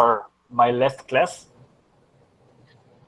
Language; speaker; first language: English; non-native, learner; Portuguese